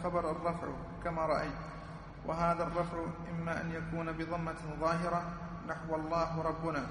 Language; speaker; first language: Arabic; native; Arabic